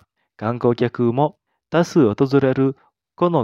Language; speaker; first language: Japanese; non-native, fluent; Indonesian